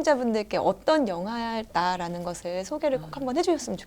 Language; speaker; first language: Korean; native; Korean